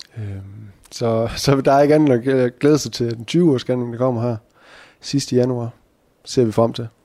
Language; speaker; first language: Danish; native; Danish